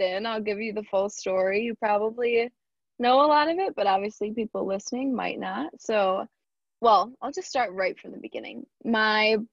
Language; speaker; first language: English; native; English